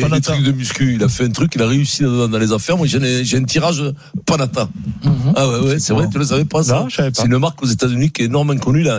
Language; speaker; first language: French; native; French